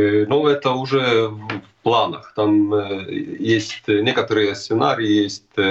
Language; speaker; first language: Russian; non-native, fluent; Estonian